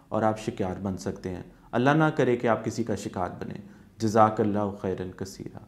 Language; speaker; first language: Urdu; native; Urdu